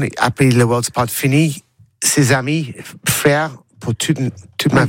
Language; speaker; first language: French; non-native, learner; English